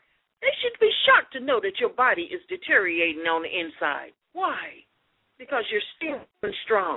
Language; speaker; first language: English; native; English